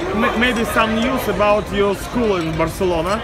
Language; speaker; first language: English; non-native, learner; Russian